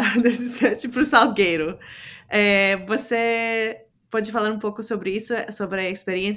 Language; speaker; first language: Portuguese; non-native, fluent; English